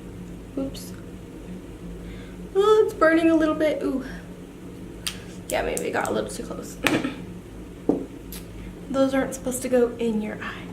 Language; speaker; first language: English; native; English